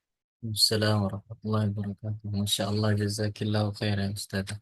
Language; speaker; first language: Arabic; non-native, fluent; Indonesian